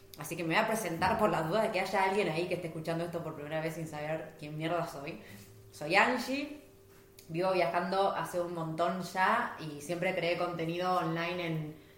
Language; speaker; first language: Spanish; native; Spanish